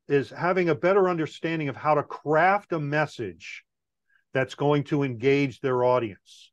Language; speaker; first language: English; native; English